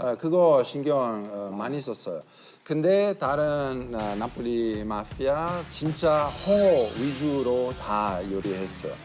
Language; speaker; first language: Korean; non-native, learner; Italian